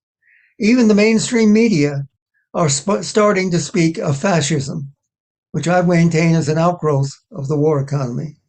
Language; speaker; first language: English; native; English